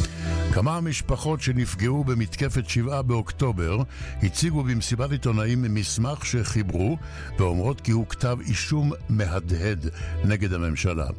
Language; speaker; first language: Hebrew; native; Hebrew